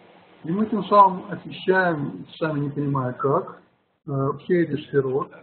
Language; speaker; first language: Russian; native; Russian